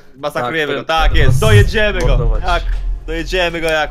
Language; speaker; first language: Polish; native; Polish